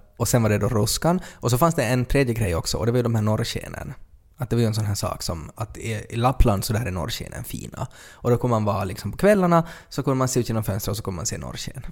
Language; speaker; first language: Swedish; native; Swedish